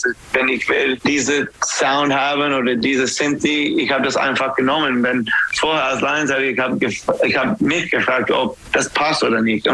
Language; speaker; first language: German; non-native, learner; English